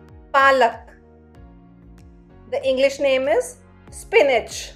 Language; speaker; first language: English; non-native, local second language; Hindi